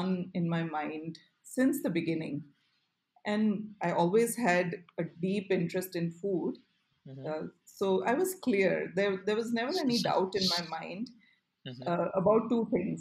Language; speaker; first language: English; non-native, local second language; Gujarati